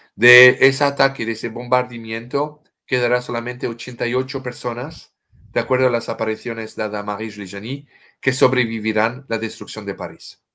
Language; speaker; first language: Spanish; non-native, fluent; French